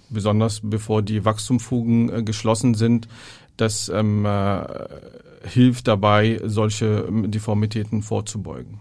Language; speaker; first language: German; non-native, fluent; Arabic